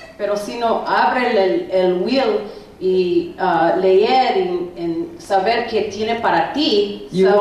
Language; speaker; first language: Spanish; non-native, learner; English